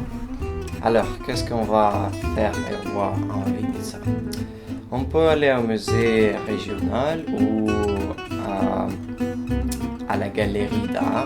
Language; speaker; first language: French; non-native, learner; Ukrainian